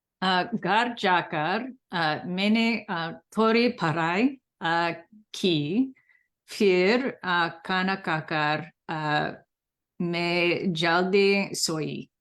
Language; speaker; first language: Hindi; non-native, learner; English